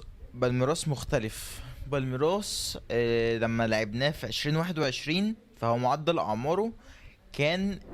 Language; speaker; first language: Arabic; native; Arabic